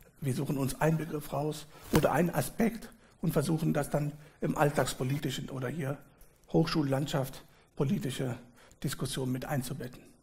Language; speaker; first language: German; early bilingual, other home language; Arabic